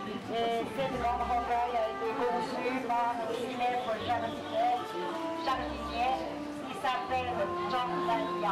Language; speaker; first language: French; non-native, fluent; Chinese